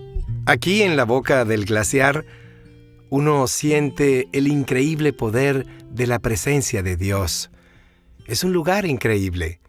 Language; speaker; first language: Spanish; native; Spanish